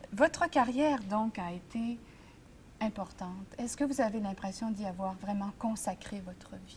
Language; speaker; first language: French; native; French